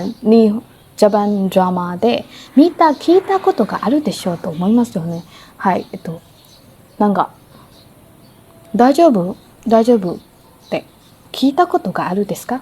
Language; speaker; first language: Japanese; non-native, learner; Burmese